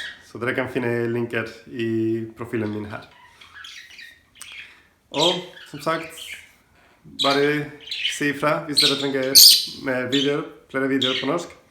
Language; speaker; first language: Norwegian; non-native, learner; Spanish